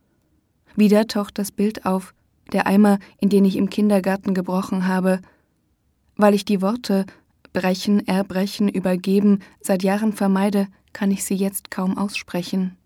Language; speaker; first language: German; native; German